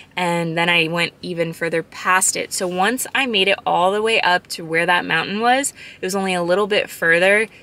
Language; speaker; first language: English; native; English